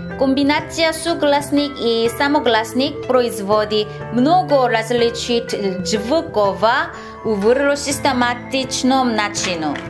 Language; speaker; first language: Serbian; non-native, learner; Korean